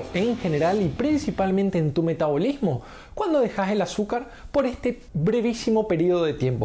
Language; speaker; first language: Spanish; native; Spanish